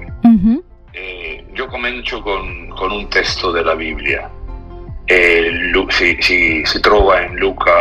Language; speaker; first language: Italian; non-native, learner; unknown